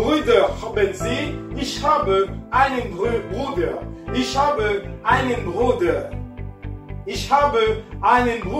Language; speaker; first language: German; non-native, learner; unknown